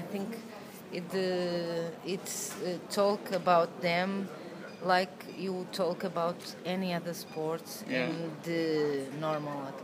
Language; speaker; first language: English; non-native, learner; Portuguese